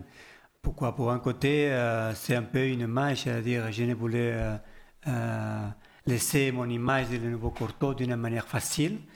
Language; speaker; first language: French; non-native, learner; Spanish